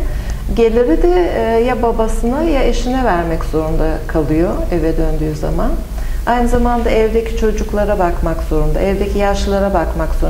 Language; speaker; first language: Turkish; native; Turkish